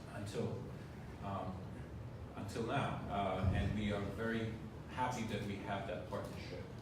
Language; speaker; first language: English; non-native, fluent; Polish